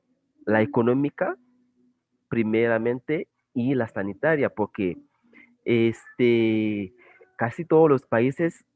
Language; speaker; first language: Spanish; non-native, fluent; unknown